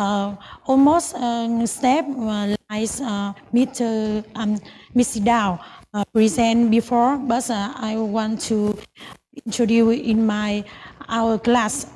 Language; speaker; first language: English; non-native, learner; Vietnamese